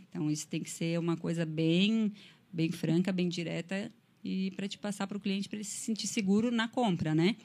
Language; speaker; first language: Portuguese; native; Portuguese